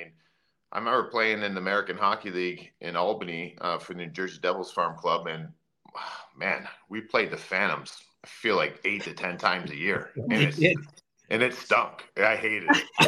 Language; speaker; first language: English; native; English